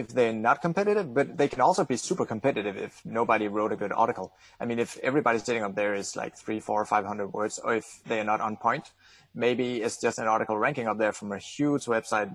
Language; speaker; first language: English; non-native, fluent; Danish